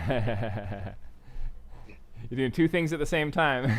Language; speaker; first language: English; native; English